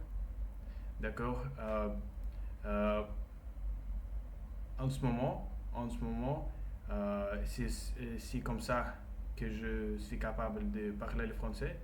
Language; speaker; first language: French; non-native, learner; Russian